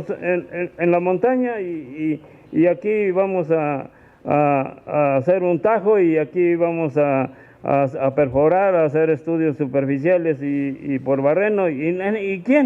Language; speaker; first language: Spanish; native; Spanish